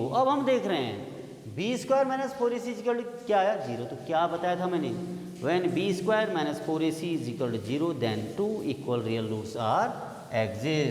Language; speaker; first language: Hindi; native; Hindi